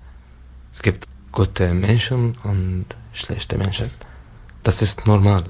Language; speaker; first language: German; non-native, learner; Arabic